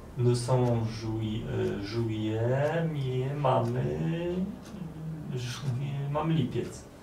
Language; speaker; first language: French; non-native, learner; Polish